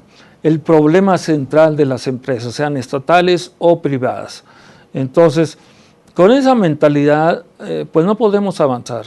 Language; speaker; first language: Spanish; native; Spanish